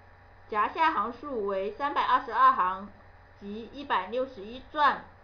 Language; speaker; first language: Chinese; native; Chinese